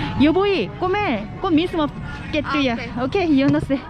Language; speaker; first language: Spanish; non-native, learner; Korean